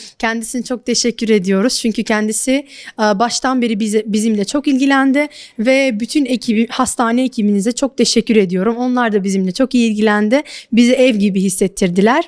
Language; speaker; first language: Turkish; non-native, fluent; Albanian